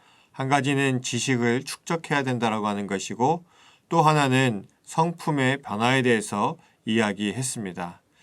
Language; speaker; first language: Korean; native; Korean